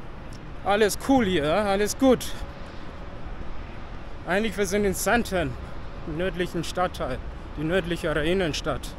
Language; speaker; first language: German; non-native, fluent; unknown